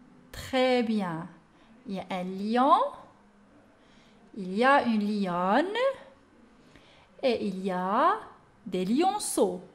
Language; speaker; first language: French; non-native, local second language; Arabic